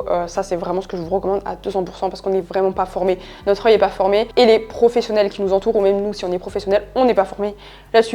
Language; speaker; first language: French; native; French